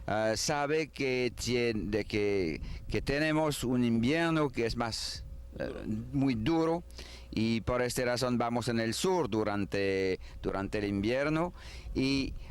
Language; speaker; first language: Spanish; non-native, learner; French